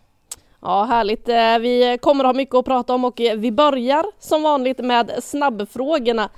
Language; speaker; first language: Swedish; native; Swedish